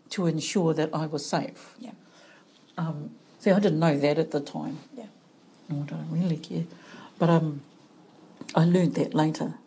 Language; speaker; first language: English; native; English